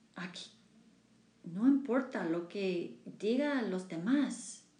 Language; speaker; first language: Spanish; non-native, learner; English